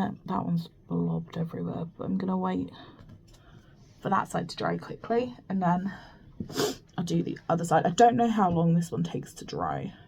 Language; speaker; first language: English; native; English